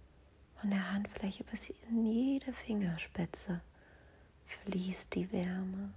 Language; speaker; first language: German; native; German